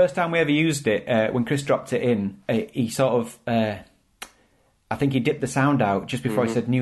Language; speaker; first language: English; native; English